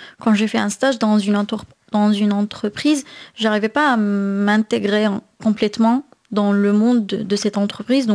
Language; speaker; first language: French; non-native, fluent; Arabic